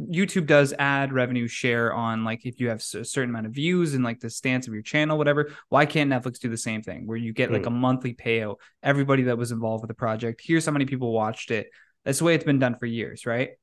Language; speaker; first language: English; native; English